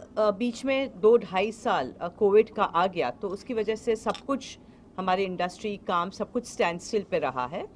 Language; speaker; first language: Hindi; native; Hindi